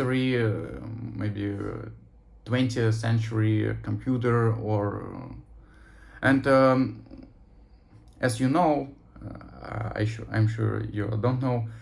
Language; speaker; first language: English; non-native, learner; Russian